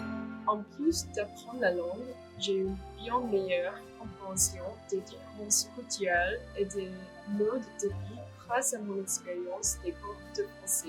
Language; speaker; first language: French; non-native, fluent; English